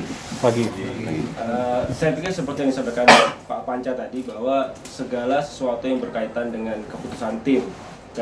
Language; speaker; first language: Indonesian; native; Indonesian